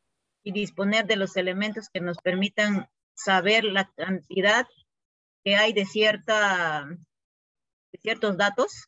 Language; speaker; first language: Spanish; native; Spanish